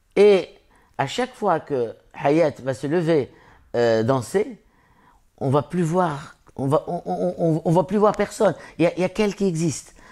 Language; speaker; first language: French; non-native, local second language; Arabic